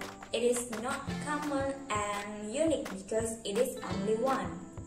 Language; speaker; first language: English; non-native, fluent; Indonesian